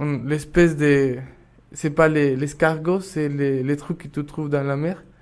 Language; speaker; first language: French; non-native, fluent; Spanish